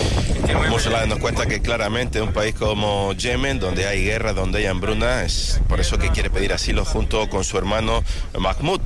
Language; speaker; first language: Spanish; native; Spanish